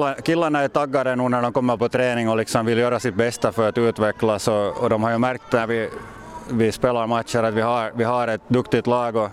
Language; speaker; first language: Swedish; native; Swedish